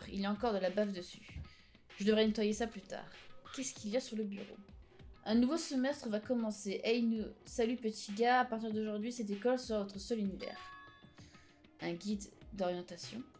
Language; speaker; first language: French; native; French